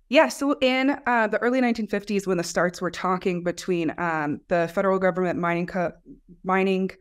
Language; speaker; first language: English; native; English